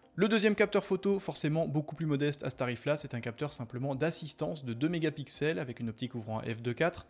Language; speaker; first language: French; native; French